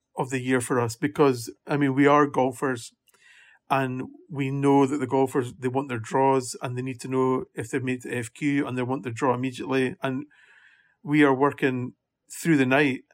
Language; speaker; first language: English; native; English